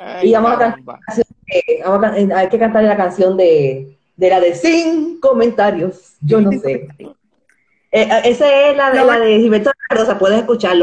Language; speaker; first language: Spanish; native; Spanish